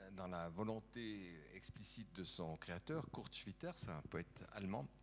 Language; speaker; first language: French; native; French